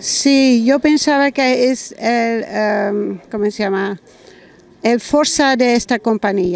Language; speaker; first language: Spanish; non-native, learner; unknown